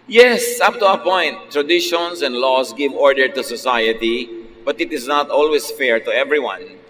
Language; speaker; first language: English; non-native, local second language; Filipino